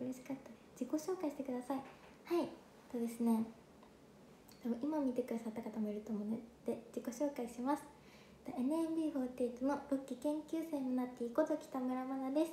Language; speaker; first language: Japanese; native; Japanese